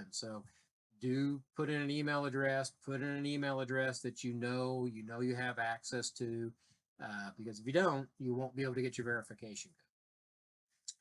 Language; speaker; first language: English; native; English